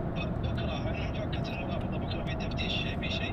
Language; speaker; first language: Arabic; native; Arabic